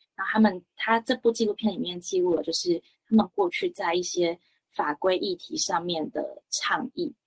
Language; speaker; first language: Chinese; native; Chinese